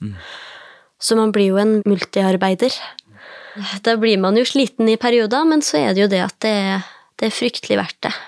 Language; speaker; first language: Norwegian; native; Norwegian